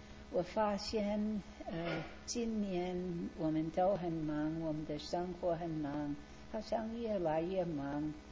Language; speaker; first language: Chinese; non-native, fluent; English